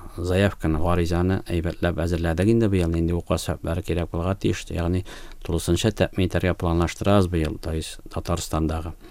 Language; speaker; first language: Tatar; native; Tatar